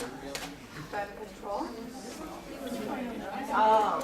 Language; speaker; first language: English; native; English